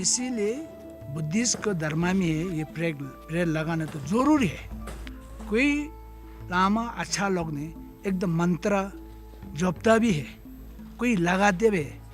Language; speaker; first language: Hindi; non-native, local second language; Nepali